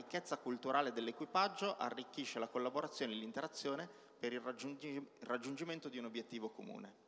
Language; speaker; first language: Italian; native; Italian